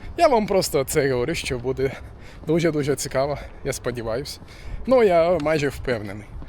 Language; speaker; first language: Ukrainian; non-native, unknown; Turkish